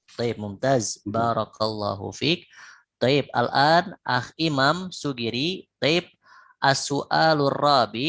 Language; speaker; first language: Arabic; non-native, fluent; Indonesian